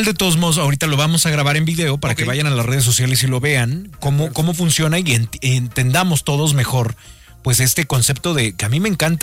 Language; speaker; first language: Spanish; native; Spanish